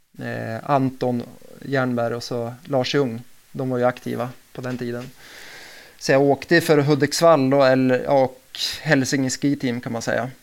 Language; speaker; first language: Swedish; native; Swedish